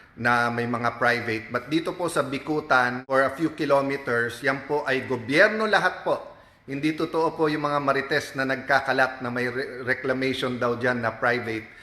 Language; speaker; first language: Filipino; native; Filipino